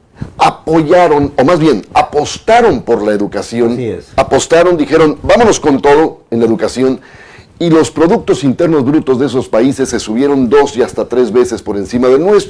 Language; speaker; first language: Spanish; native; Spanish